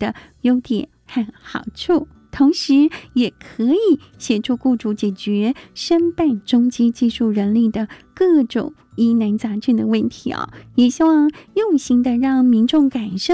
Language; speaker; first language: Chinese; native; Chinese